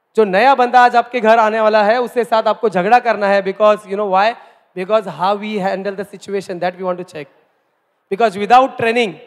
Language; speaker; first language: Hindi; non-native, local second language; Marathi